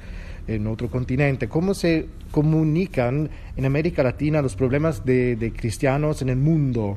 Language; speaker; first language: Spanish; non-native, fluent; Italian